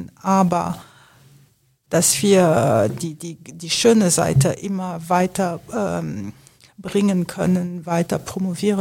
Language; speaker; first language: German; non-native, fluent; French